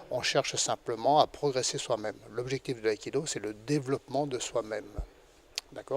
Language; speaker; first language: French; native; French